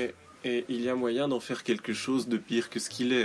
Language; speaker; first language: French; native; French